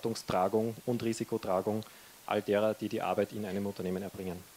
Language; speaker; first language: German; native; German